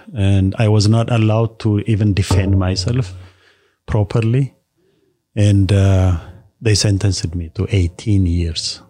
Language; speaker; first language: English; non-native, fluent; Amharic